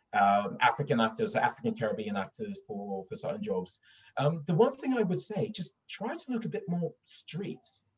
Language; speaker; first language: English; non-native, fluent; Swedish